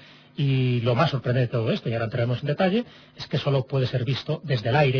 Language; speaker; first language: Spanish; native; Spanish